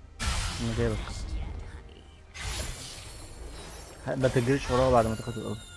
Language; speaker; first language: Arabic; native; Arabic